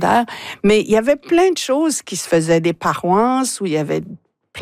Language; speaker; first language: French; native; French